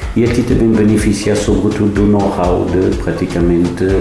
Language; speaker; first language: Portuguese; non-native, fluent; Kabuverdianu